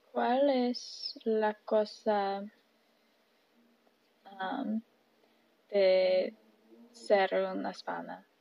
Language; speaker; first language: Spanish; early bilingual, heritage; Spanish